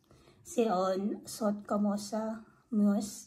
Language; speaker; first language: Finnish; non-native, learner; Filipino